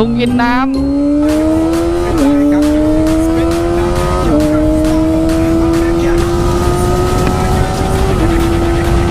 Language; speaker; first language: Thai; native; Thai